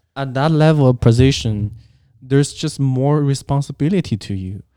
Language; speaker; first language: English; non-native, fluent; Chinese